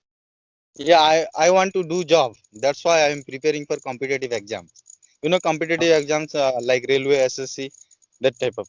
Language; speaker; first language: English; non-native, learner; Odia